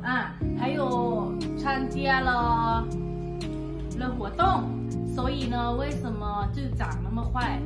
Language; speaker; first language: Chinese; non-native, fluent; Thai